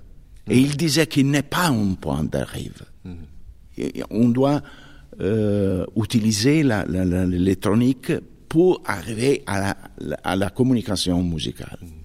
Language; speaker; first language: French; non-native, fluent; Italian